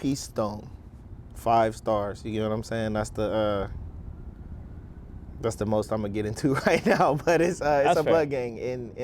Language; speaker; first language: English; native; English